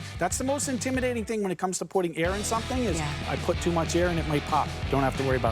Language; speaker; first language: English; native; English